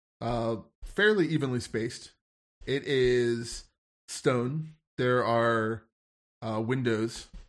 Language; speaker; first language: English; native; English